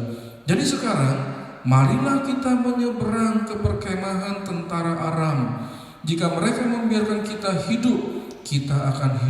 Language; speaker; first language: Indonesian; native; Indonesian